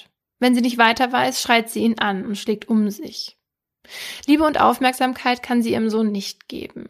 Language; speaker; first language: German; native; German